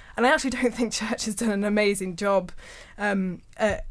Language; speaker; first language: English; native; English